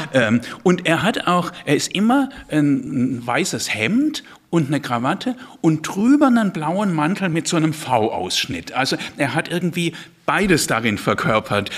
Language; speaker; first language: German; native; German